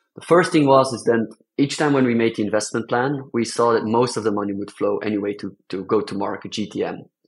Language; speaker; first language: English; non-native, fluent; Dutch